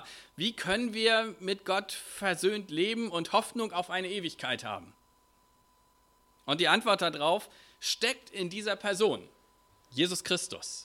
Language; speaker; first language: German; native; German